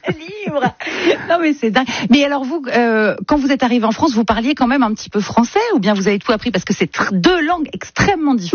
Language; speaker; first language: French; native; French